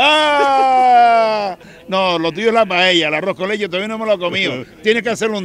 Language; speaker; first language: Spanish; native; Spanish